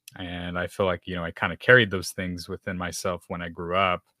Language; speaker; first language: English; native; English